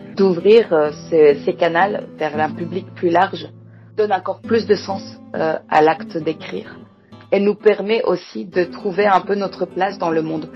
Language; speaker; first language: French; non-native, fluent; Greek